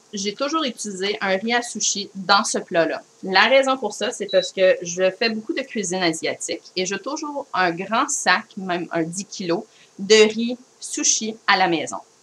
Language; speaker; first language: French; native; French